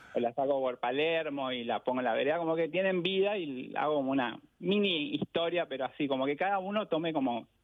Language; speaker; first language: Spanish; native; Spanish